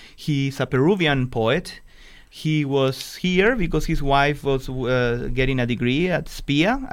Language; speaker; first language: English; non-native, fluent; Spanish